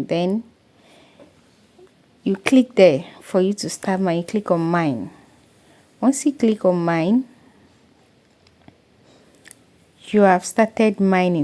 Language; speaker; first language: English; non-native, local second language; Igbo